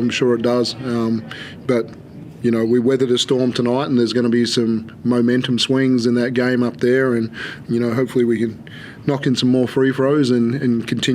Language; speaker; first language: English; native; English